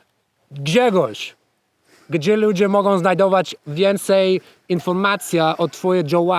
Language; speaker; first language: Polish; non-native, fluent; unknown